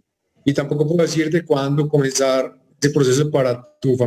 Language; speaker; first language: Spanish; native; Spanish